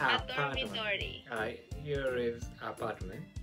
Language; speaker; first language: English; non-native, learner; Japanese